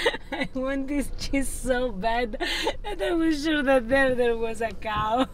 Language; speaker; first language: English; non-native, fluent; Italian